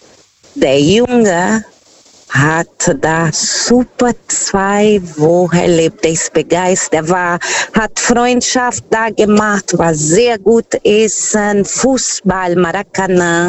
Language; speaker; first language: German; non-native, fluent; Portuguese